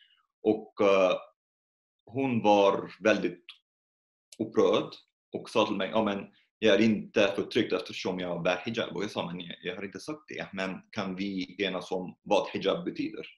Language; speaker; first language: Swedish; non-native, fluent; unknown